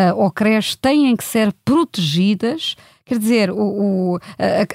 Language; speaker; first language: Portuguese; non-native, fluent; German